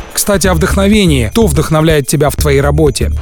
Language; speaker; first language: Russian; native; Russian